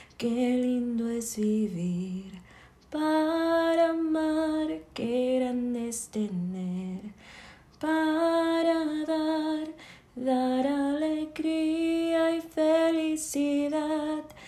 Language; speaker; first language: Spanish; early bilingual, heritage; Spanish